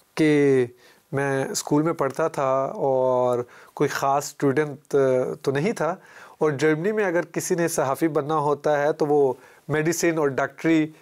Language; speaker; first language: Urdu; native; Urdu